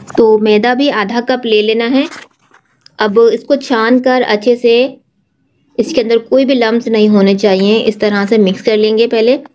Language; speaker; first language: Urdu; native; Urdu